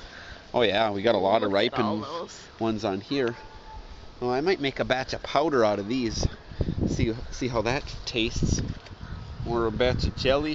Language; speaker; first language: English; native; English